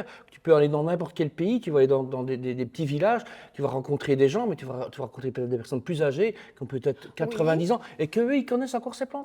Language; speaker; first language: French; native; French